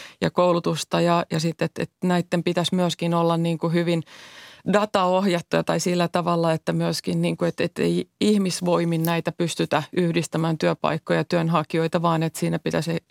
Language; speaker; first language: Finnish; native; Finnish